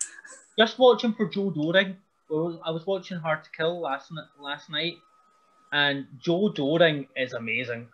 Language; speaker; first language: English; native; English